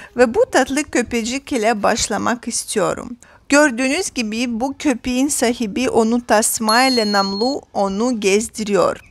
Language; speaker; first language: Turkish; non-native, fluent; Russian